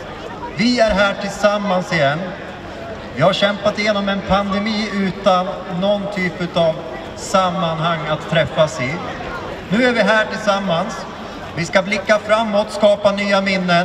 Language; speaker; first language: Swedish; native; Swedish